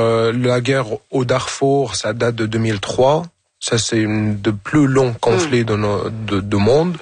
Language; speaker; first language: French; non-native, fluent; Arabic